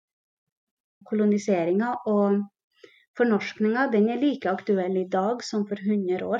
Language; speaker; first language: Norwegian; non-native, local second language; Northern Sami